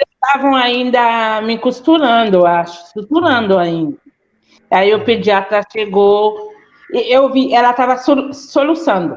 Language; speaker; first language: Portuguese; non-native, fluent; Haitian Creole